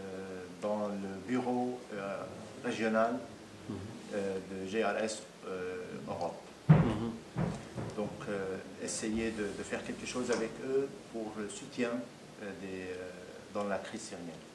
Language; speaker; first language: French; non-native, fluent; Arabic